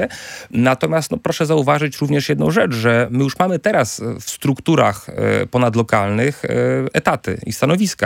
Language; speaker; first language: Polish; native; Polish